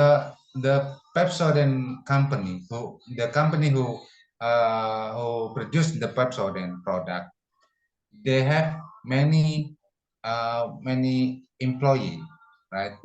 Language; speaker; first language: English; non-native, fluent; Indonesian